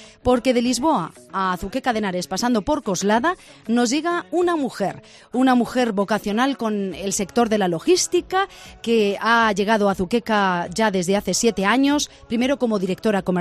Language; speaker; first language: Spanish; native; Spanish